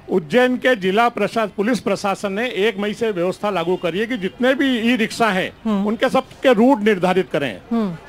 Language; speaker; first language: Hindi; native; Hindi